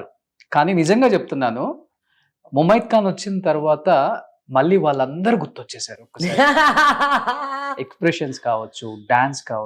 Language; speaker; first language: Telugu; native; Telugu